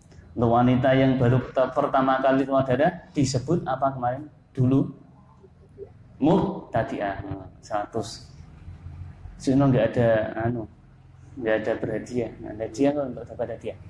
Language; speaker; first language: Indonesian; non-native, local second language; Javanese